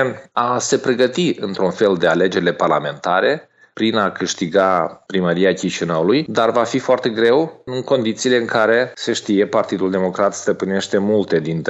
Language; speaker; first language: Romanian; native; Romanian